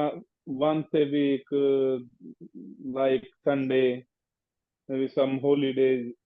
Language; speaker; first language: English; non-native, learner; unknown